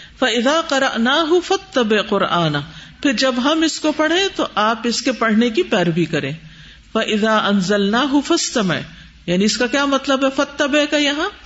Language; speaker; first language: Urdu; native; Urdu